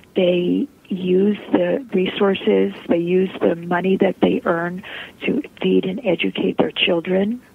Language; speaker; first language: English; early bilingual, heritage; Polish